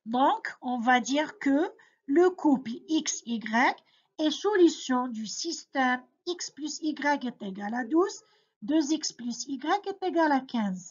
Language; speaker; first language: French; non-native, local second language; Arabic